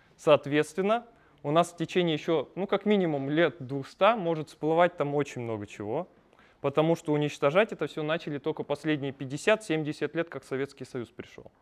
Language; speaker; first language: Russian; native; Russian